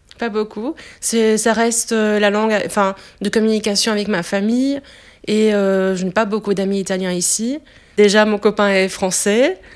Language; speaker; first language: French; non-native, fluent; Italian